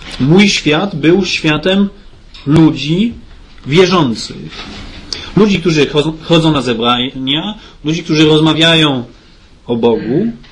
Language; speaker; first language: Polish; early bilingual, heritage; Polish